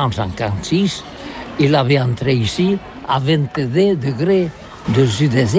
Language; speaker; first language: French; non-native, learner; Catalan